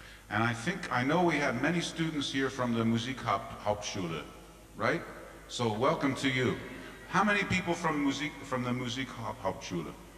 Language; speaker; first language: English; native; English